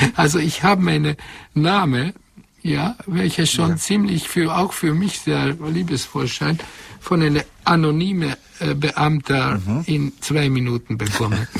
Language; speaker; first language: German; non-native, fluent; Hungarian